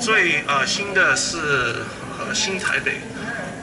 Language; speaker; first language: Chinese; non-native, learner; English